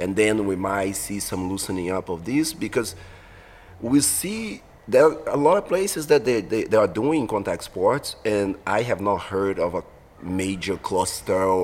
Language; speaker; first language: English; non-native, fluent; Portuguese